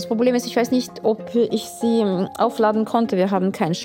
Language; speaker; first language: German; non-native, fluent; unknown